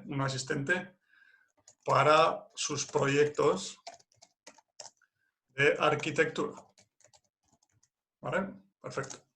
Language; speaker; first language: Spanish; non-native, fluent; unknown